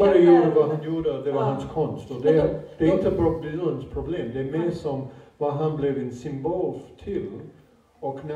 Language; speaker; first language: Swedish; non-native, fluent; English